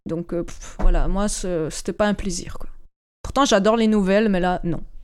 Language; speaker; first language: French; native; French